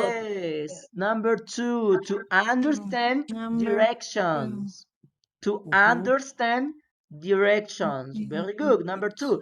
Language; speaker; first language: English; non-native, fluent; Spanish